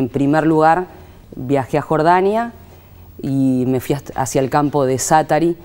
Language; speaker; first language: Spanish; native; Spanish